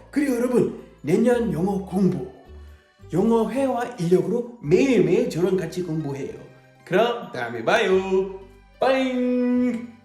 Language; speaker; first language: Korean; non-native, fluent; English